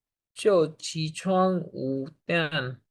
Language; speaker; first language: Chinese; non-native, learner; Urdu